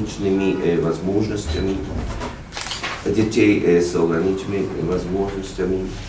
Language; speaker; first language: Russian; non-native, learner; Japanese